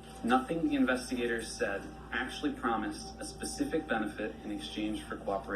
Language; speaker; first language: English; native; English